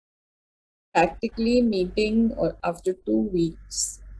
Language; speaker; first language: English; non-native, local second language; Marathi